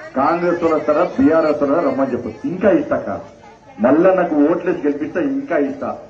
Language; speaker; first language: Telugu; native; Telugu